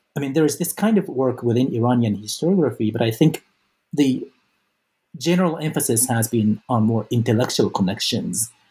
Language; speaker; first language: English; non-native, fluent; Japanese